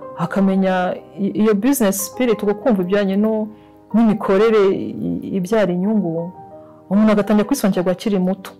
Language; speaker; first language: Kinyarwanda; early bilingual, heritage; Kinyarwanda